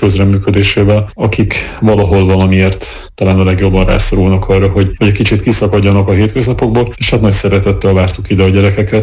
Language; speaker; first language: Hungarian; native; Hungarian